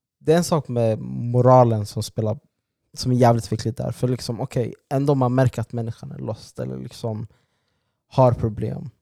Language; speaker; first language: Swedish; native; Swedish